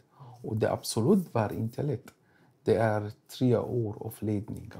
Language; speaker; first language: Swedish; non-native, learner; Arabic